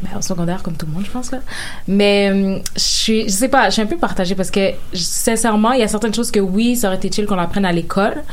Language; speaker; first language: French; native; French